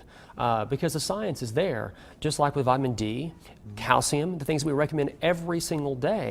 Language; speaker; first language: English; native; English